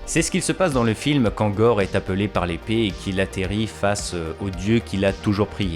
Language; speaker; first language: French; native; French